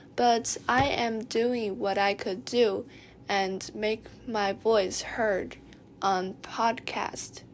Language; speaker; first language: English; non-native, fluent; Chinese